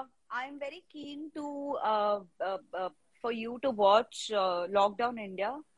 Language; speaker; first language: English; non-native, local second language; Marathi